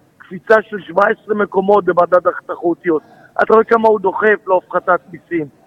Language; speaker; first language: Hebrew; native; Hebrew